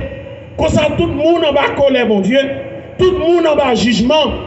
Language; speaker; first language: French; non-native, local second language; Haitian Creole